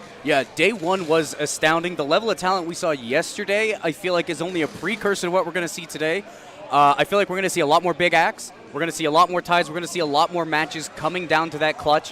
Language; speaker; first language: English; native; English